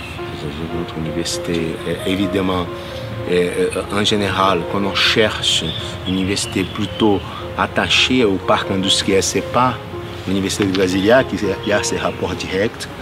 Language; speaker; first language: French; non-native, fluent; Portuguese